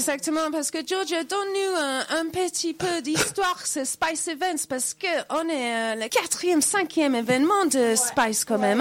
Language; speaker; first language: French; native; French